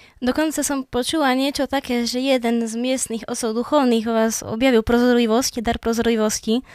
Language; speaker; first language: Slovak; native; Slovak